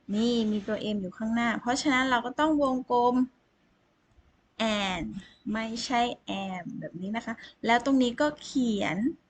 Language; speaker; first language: Thai; native; Thai